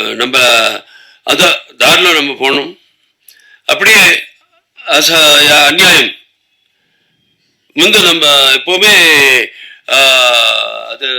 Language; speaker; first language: Tamil; non-native, local second language; Telugu